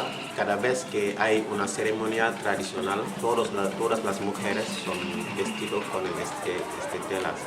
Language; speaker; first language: Spanish; non-native, fluent; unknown